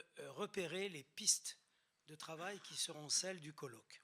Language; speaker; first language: French; native; French